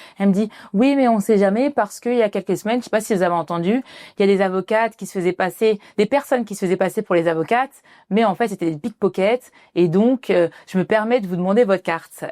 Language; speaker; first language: French; early bilingual, other home language; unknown